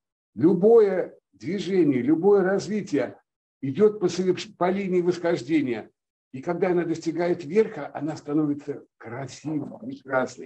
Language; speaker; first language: Russian; native; Russian